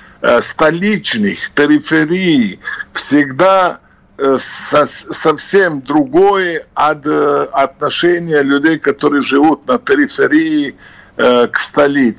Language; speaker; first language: Russian; non-native, fluent; Serbian